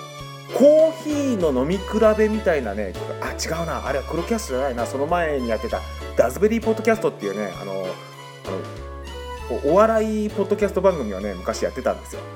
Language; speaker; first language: Japanese; native; Japanese